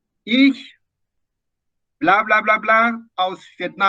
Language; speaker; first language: German; non-native, fluent; Indonesian